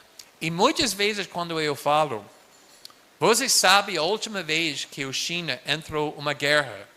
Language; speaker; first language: Portuguese; non-native, fluent; English